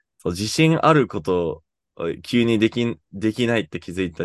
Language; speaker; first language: Japanese; non-native, fluent; English